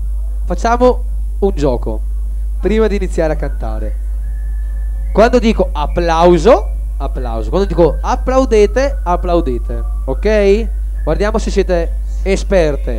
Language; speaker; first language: Italian; native; Italian